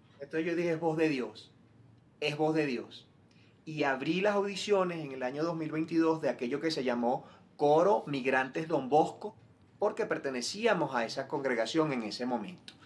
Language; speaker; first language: Spanish; native; Spanish